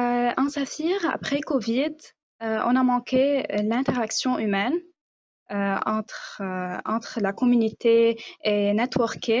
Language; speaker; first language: French; non-native, local second language; Arabic